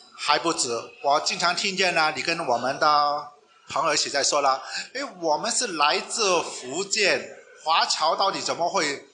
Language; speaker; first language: Chinese; non-native, local second language; Cantonese